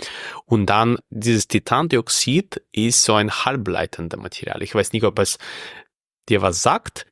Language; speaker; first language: German; non-native, fluent; Russian